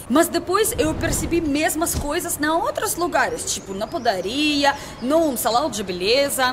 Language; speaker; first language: Portuguese; non-native, learner; Russian